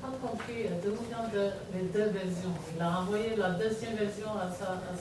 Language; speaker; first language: French; non-native, fluent; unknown